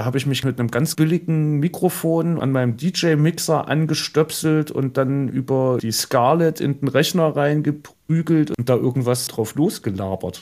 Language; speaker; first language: German; native; German